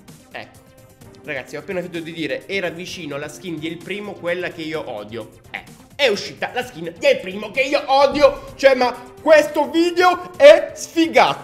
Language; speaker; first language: Italian; native; Italian